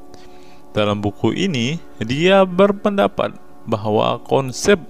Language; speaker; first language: Indonesian; native; Indonesian